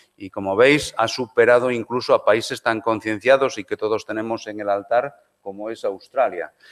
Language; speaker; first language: Spanish; non-native, local second language; Galician